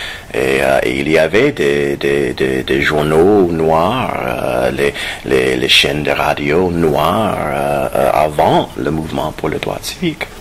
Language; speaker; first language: French; non-native, fluent; English